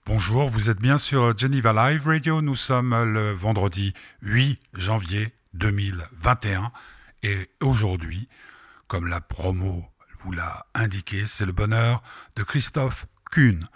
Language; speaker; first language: French; native; French